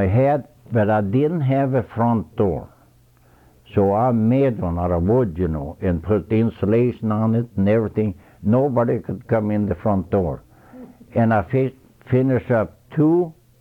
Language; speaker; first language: English; non-native, fluent; Swedish